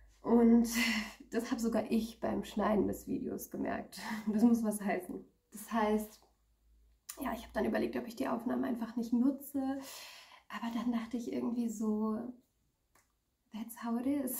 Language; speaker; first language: German; native; German